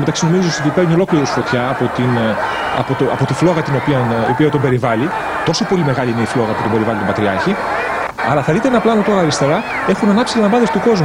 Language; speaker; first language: Greek; native; Greek